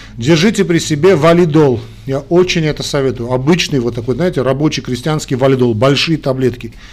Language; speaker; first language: Russian; non-native, local second language; Armenian